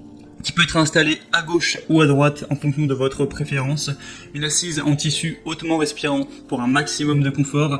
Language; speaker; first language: French; native; French